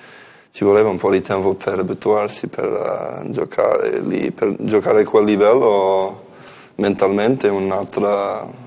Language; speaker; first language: Italian; non-native, learner; English